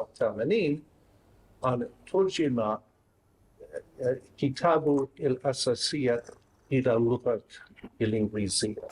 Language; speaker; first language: Arabic; non-native, fluent; English